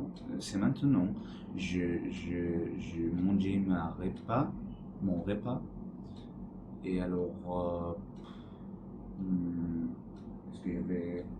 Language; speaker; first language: French; non-native, learner; Arabic